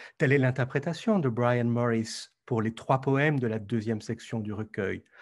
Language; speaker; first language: French; native; French